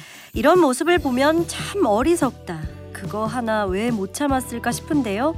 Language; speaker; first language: Korean; native; Korean